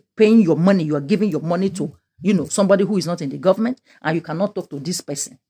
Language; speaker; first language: English; non-native, local second language; Yoruba